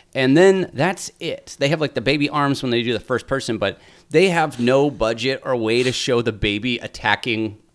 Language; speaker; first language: English; native; English